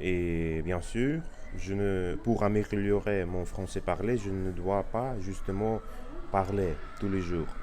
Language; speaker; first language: French; non-native, learner; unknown